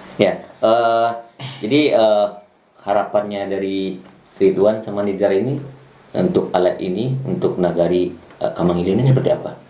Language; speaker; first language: Indonesian; non-native, local second language; Minangkabau